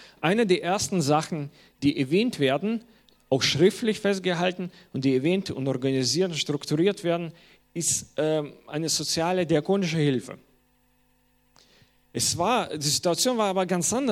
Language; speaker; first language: German; non-native, fluent; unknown